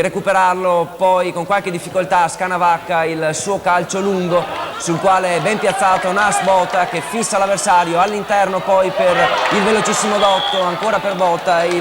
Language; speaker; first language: Italian; native; Italian